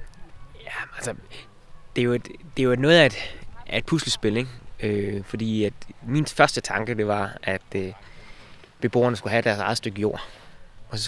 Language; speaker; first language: Danish; native; Danish